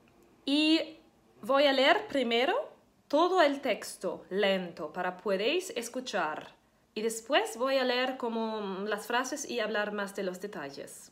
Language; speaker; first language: Spanish; non-native, fluent; German